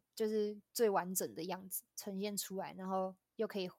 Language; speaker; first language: Chinese; native; Chinese